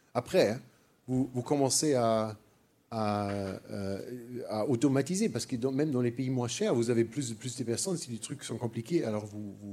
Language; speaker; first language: French; non-native, fluent; German